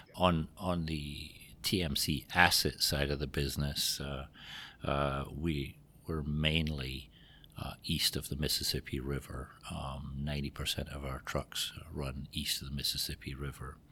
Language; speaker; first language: English; native; English